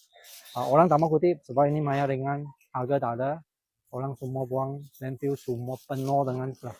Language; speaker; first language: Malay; non-native, local second language; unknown